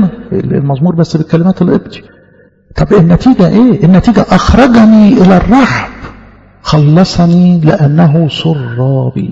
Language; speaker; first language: Arabic; native; Arabic